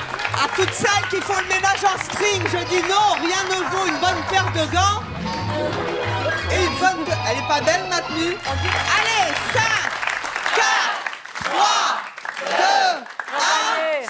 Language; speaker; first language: French; native; French